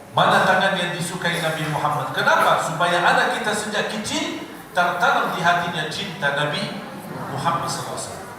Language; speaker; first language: Indonesian; non-native, fluent; Arabic